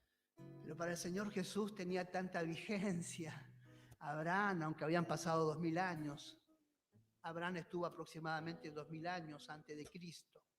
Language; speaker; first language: Spanish; native; Spanish